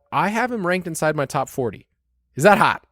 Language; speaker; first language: English; native; English